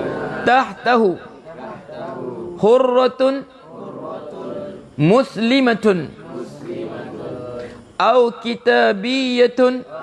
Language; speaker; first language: Arabic; non-native, fluent; Malay